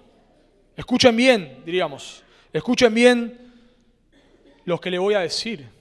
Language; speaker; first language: Spanish; native; Spanish